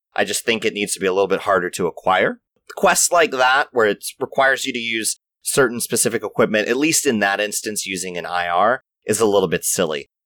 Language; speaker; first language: English; native; English